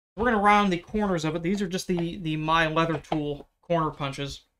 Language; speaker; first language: English; native; English